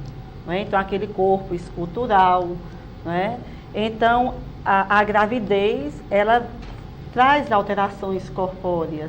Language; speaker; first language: Portuguese; native; Portuguese